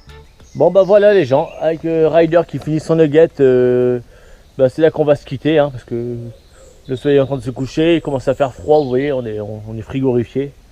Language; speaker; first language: French; native; French